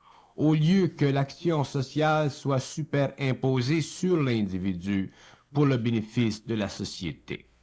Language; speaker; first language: French; native; French